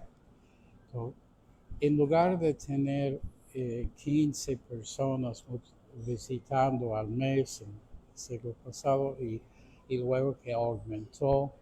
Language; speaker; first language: Spanish; non-native, fluent; English